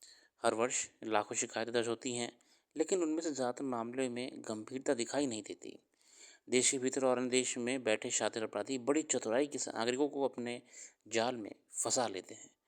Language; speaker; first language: Hindi; native; Hindi